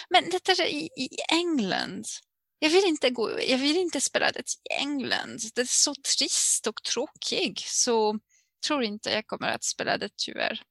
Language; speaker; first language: Swedish; non-native, learner; French